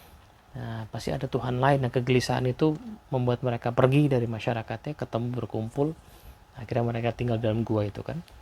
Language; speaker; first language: Indonesian; native; Indonesian